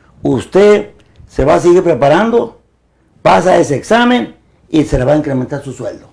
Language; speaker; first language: Spanish; native; Spanish